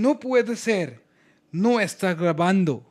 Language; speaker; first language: Spanish; non-native, learner; Hindi